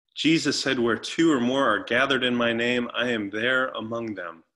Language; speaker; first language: English; native; English